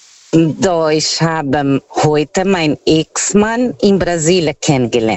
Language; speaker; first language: German; non-native, fluent; Portuguese